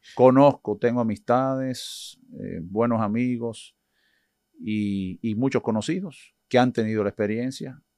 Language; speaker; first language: Spanish; native; Spanish